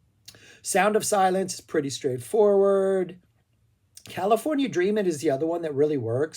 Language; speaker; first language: English; native; English